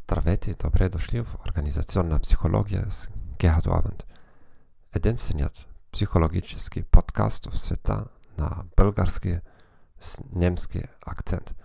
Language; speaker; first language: Bulgarian; non-native, fluent; German